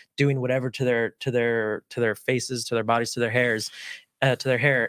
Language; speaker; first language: English; early bilingual, other home language; Spanish